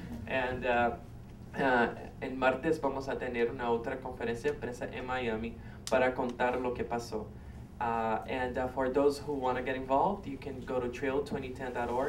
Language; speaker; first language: English; non-native, fluent; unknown